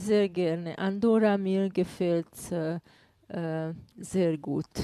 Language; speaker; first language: German; non-native, fluent; Hungarian